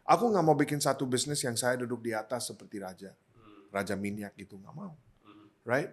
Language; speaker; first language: Indonesian; non-native, fluent; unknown